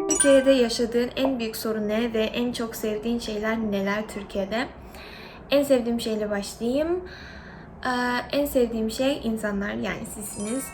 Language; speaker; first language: Turkish; non-native, fluent; Korean